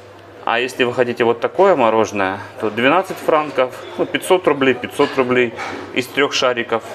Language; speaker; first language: Russian; native; Russian